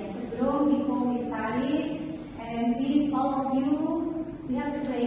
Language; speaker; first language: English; non-native, learner; Indonesian